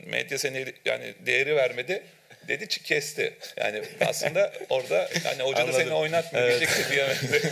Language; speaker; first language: Turkish; native; Turkish